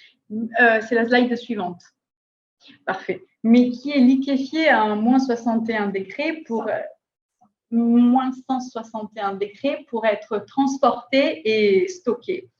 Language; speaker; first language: French; native; French